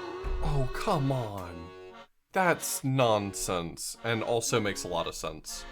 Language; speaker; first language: English; native; English